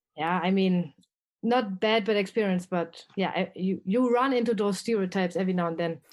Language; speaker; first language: English; non-native, fluent; German